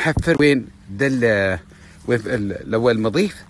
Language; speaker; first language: Arabic; native; Arabic